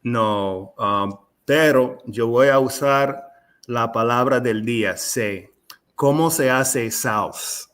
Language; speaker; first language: Spanish; non-native, fluent; English